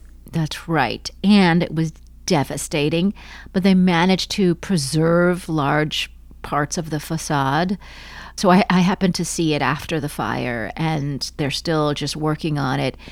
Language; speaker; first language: English; native; English